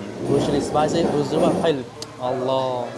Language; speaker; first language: Arabic; non-native, learner; Chinese